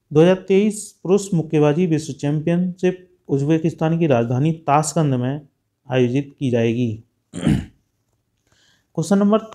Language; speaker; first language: Hindi; native; Hindi